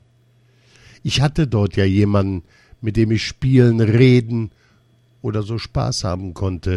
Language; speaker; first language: German; early bilingual, other home language; Russian